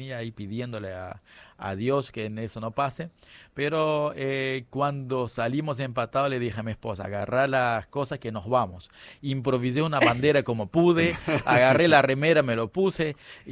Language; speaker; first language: Spanish; non-native, fluent; Kabuverdianu